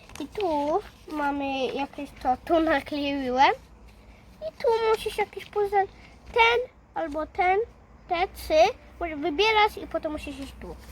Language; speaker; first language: Polish; early bilingual, heritage; Polish